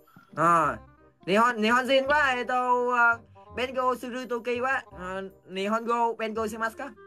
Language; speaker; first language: Japanese; non-native, learner; Vietnamese